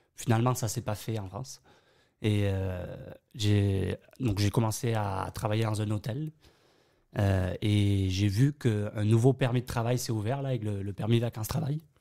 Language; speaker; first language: French; native; French